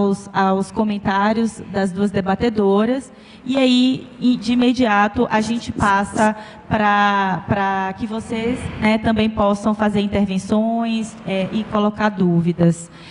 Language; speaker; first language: Portuguese; native; Portuguese